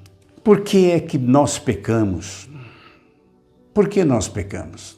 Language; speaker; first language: Portuguese; native; Portuguese